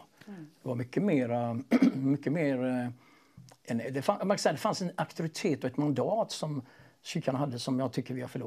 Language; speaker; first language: Swedish; native; Swedish